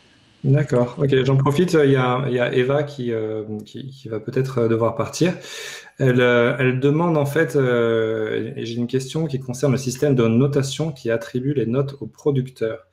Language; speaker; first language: French; native; French